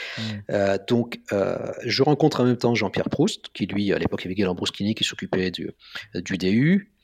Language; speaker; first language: French; non-native, local second language; Arabic